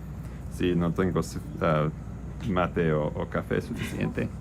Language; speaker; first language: Spanish; non-native, learner; English